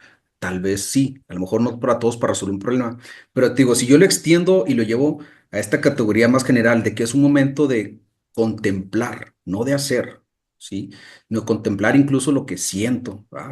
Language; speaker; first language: Spanish; native; Spanish